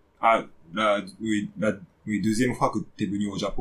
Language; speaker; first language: French; non-native, fluent; Japanese